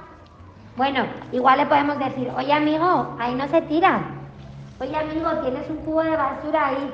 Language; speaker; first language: Spanish; native; Spanish